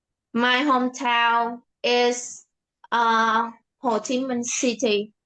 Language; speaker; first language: English; non-native, learner; Vietnamese